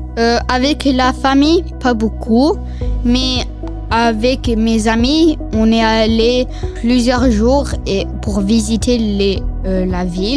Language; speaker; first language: French; non-native, local second language; English